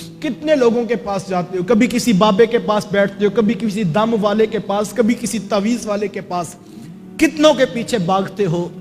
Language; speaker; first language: Urdu; non-native, local second language; Punjabi